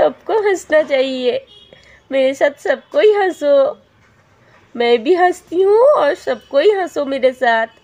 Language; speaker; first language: Hindi; non-native, local second language; Bangla